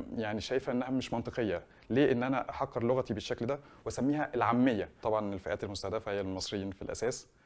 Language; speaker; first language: Arabic; native; Arabic